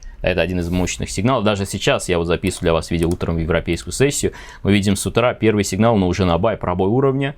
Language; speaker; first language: Russian; native; Russian